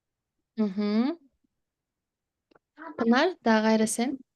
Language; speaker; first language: Turkish; non-native, fluent; Kyrgyz